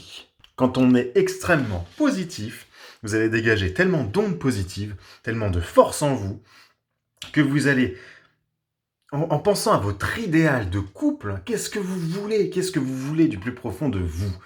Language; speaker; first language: French; native; French